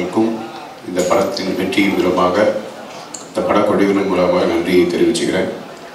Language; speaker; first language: Tamil; native; Tamil